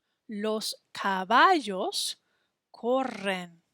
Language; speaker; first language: Spanish; non-native, fluent; English